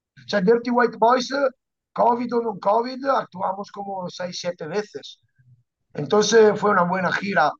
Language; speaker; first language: Spanish; non-native, fluent; Italian